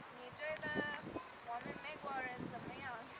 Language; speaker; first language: Chinese; non-native, learner; English